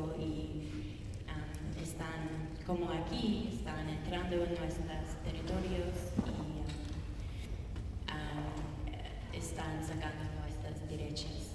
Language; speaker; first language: Spanish; non-native, learner; English